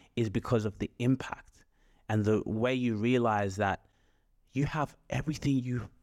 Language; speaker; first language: English; native; English